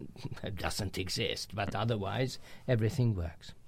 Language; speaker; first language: English; non-native, fluent; Hungarian